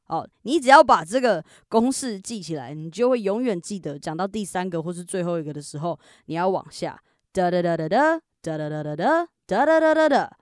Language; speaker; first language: Chinese; native; Chinese